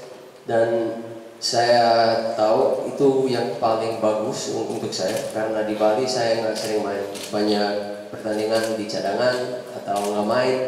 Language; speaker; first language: Indonesian; non-native, fluent; Dutch